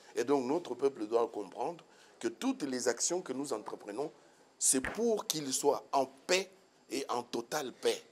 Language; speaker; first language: French; non-native, local second language; Swahili